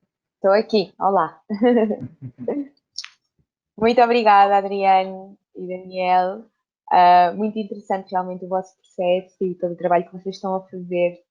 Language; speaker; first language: Portuguese; native; Portuguese